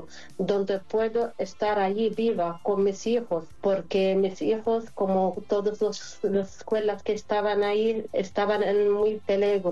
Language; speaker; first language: Spanish; non-native, fluent; Arabic